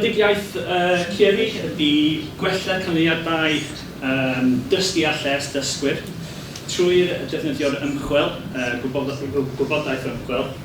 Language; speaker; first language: Welsh; non-native, learner; English